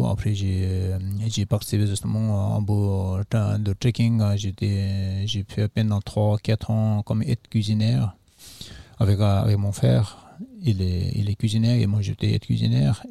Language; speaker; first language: French; non-native, fluent; Nepali